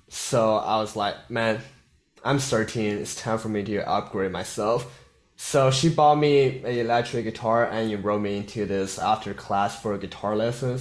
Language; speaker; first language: English; non-native, fluent; Korean